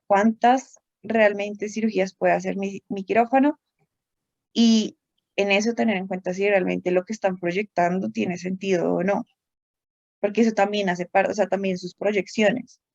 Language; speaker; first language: Spanish; native; Spanish